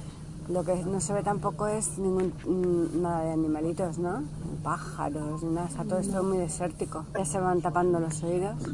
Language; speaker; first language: Spanish; native; Spanish